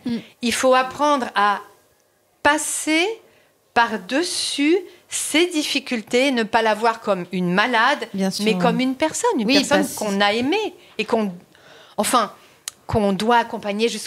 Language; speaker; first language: French; native; French